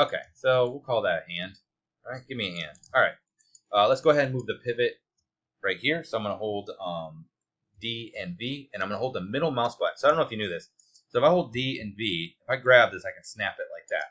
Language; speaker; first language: English; native; English